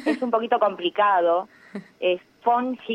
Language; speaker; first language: Spanish; native; Spanish